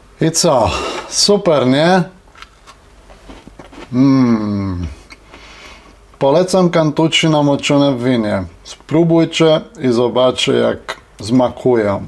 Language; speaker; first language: Polish; non-native, fluent; Italian